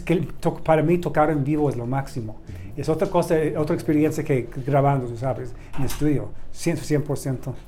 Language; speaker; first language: Spanish; non-native, learner; English